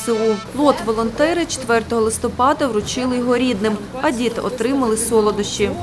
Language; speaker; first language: Ukrainian; native; Ukrainian